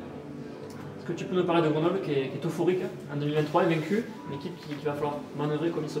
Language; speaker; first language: French; native; French